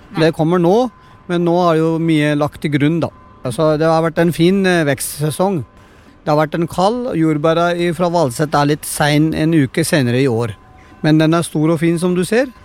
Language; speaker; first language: Norwegian; non-native, fluent; Punjabi